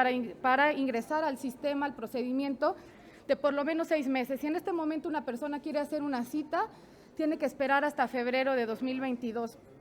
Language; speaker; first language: Spanish; native; Spanish